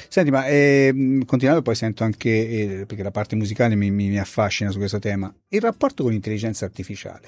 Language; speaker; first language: Italian; native; Italian